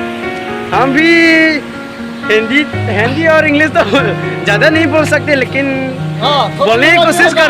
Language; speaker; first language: Hindi; non-native, local second language; Karbi